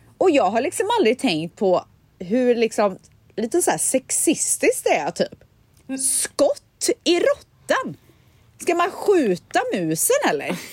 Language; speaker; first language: Swedish; native; Swedish